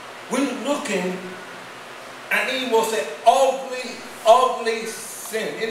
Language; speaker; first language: English; non-native, fluent; Spanish